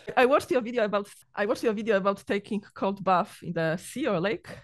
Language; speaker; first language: English; non-native, learner; Polish